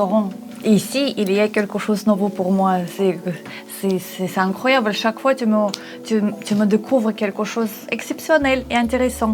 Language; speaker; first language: French; non-native, learner; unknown